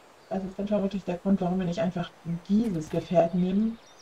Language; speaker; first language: German; native; German